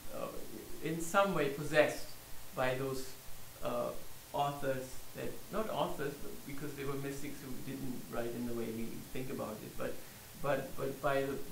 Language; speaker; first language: English; non-native, fluent; German